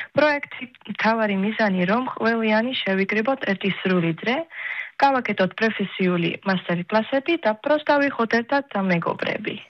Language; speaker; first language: Georgian; early bilingual, heritage; Hebrew